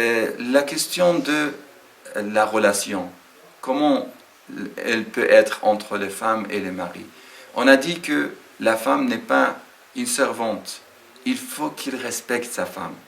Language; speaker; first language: French; non-native, fluent; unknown